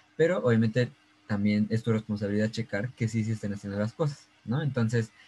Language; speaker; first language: Spanish; native; Spanish